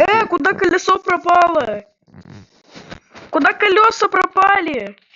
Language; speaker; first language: Russian; native; Russian